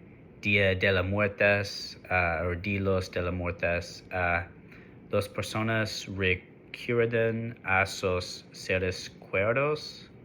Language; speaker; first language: Spanish; non-native, learner; English